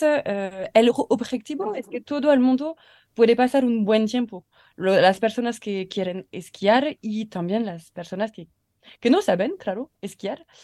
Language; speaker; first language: Spanish; non-native, learner; French